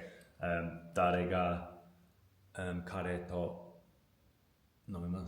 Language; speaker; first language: Japanese; non-native, learner; English